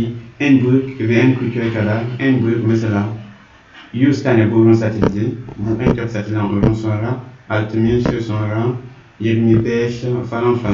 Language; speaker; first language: Turkish; non-native, learner; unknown